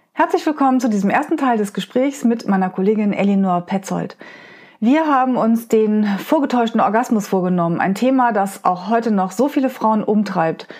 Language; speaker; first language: German; native; German